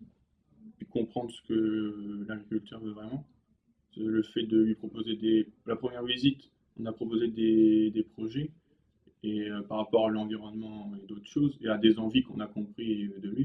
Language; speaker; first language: French; native; French